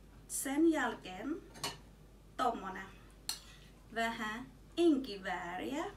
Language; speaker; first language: Finnish; non-native, learner; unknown